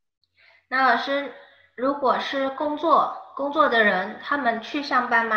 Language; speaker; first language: Chinese; non-native, fluent; Indonesian